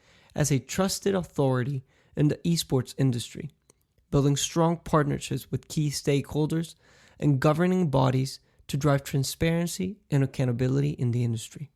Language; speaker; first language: English; non-native, fluent; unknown